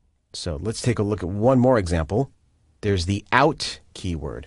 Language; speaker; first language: English; native; English